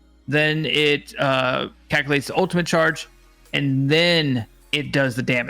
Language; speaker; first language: English; native; English